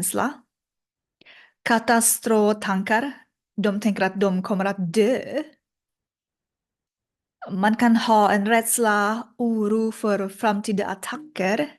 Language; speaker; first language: Swedish; non-native, learner; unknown